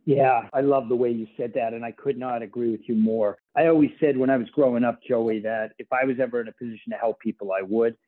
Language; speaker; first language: English; native; English